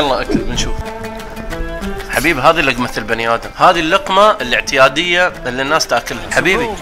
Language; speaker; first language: Arabic; native; Arabic